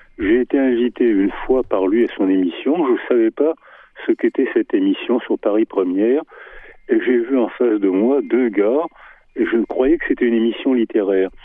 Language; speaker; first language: French; native; French